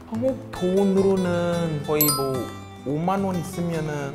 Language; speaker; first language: Korean; non-native, fluent; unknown